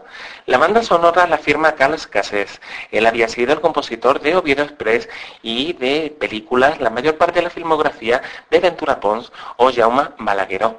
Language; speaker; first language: Spanish; native; Spanish